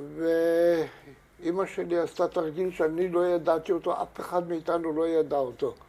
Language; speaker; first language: Hebrew; native; Hebrew